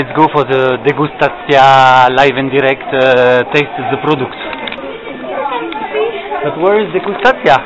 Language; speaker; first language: English; non-native, fluent; French